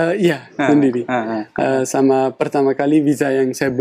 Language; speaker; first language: Indonesian; non-native, fluent; Pashto